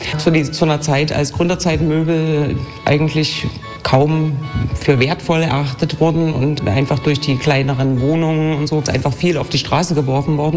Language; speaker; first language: German; native; German